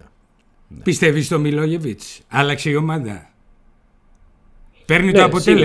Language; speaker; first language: Greek; native; Greek